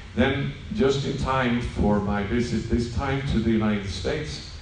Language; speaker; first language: English; non-native, fluent; Swedish